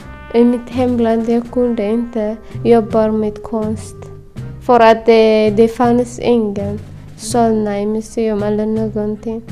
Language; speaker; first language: Swedish; non-native, learner; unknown